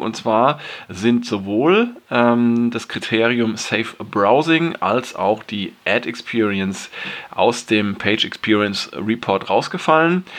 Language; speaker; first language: German; native; German